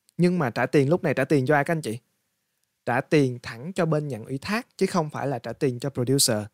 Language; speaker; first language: Vietnamese; native; Vietnamese